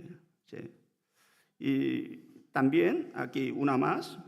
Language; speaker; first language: Spanish; non-native, learner; Korean